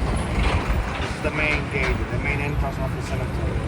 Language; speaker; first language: English; non-native, fluent; Spanish